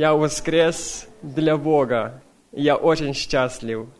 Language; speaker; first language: Russian; early bilingual, other home language; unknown